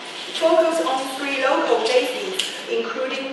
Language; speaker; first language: English; non-native, learner; Chinese